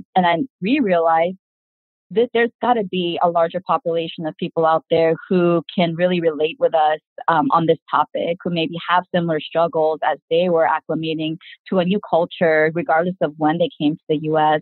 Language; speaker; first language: English; early bilingual, other home language; Korean